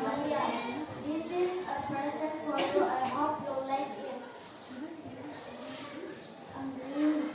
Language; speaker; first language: English; non-native, learner; Indonesian